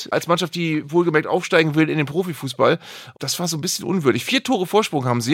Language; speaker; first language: German; native; German